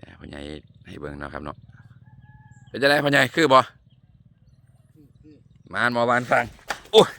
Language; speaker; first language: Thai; non-native, local second language; Lao